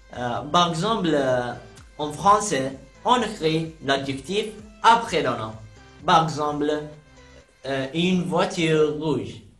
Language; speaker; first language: French; non-native, learner; Arabic